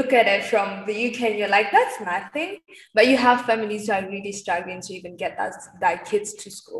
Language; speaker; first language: English; non-native, local second language; Tswana